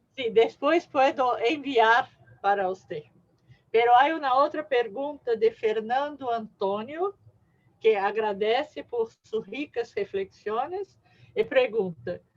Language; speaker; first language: Spanish; non-native, learner; Portuguese